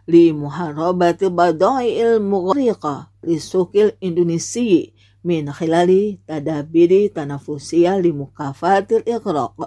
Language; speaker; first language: Arabic; non-native, fluent; Indonesian